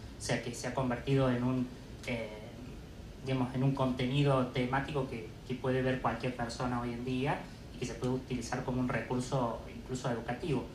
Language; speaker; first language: Spanish; native; Spanish